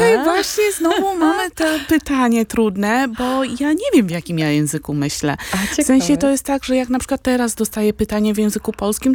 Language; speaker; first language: Polish; non-native, local second language; Vietnamese